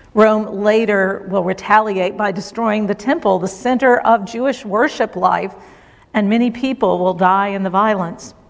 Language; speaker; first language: English; native; English